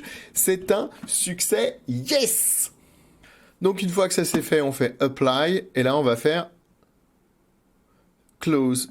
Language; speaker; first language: French; native; French